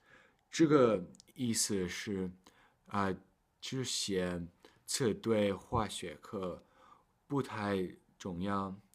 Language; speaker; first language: Chinese; non-native, learner; English